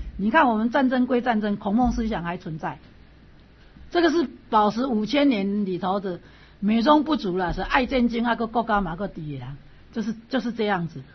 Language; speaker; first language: Chinese; native; Chinese